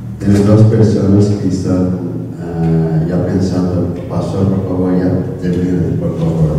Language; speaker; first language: Spanish; non-native, learner; Korean